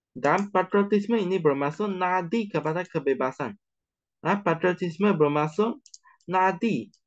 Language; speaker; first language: Malay; non-native, local second language; Chinese